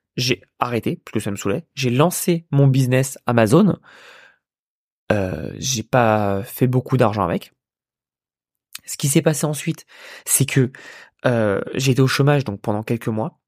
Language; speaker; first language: French; native; French